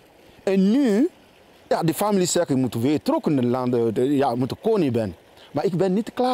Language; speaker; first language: Dutch; non-native, learner; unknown